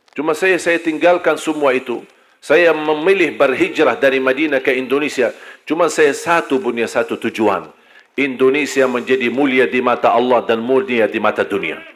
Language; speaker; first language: Malay; non-native, fluent; Arabic